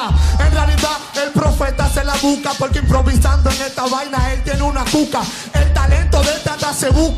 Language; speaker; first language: Spanish; native; Spanish